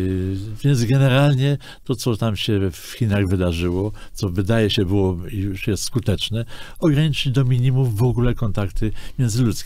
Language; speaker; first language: Polish; native; Polish